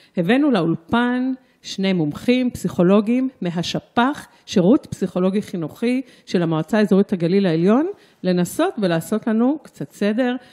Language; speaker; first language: Hebrew; native; Hebrew